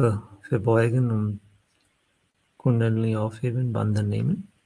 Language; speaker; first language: German; non-native, fluent; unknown